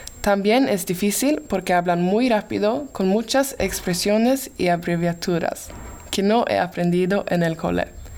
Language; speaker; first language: Spanish; non-native, learner; Swedish